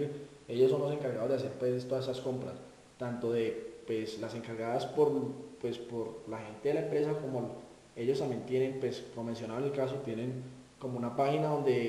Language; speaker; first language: Spanish; native; Spanish